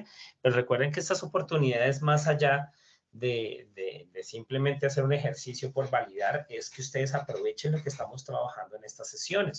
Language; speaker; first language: Spanish; native; Spanish